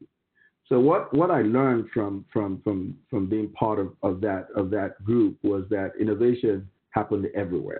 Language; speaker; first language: English; non-native, local second language; Yoruba